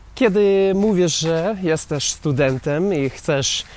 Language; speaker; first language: Polish; non-native, learner; English